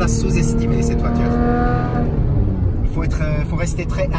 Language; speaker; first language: French; native; French